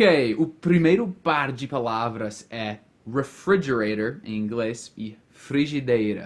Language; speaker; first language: Portuguese; non-native, fluent; English